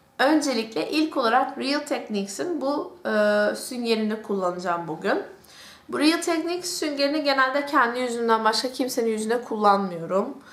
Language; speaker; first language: Turkish; early bilingual, heritage; Turkish